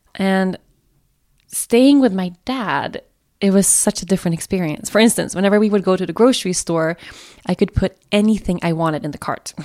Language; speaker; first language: English; non-native, fluent; Swedish